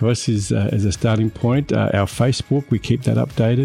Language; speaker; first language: English; native; English